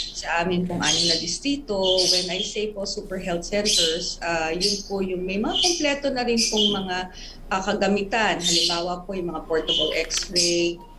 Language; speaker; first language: Filipino; native; Filipino